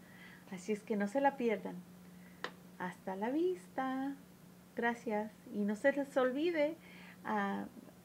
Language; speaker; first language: Spanish; early bilingual, heritage; Spanish